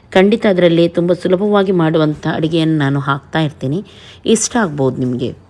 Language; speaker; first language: Kannada; native; Kannada